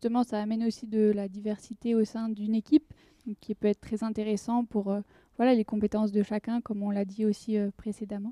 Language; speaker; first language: French; native; French